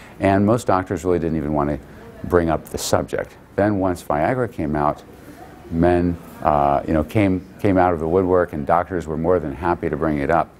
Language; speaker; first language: English; native; English